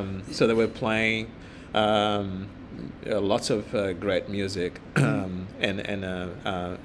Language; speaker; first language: English; non-native, fluent; Portuguese